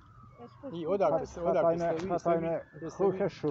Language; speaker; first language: German; non-native, fluent; Bosnian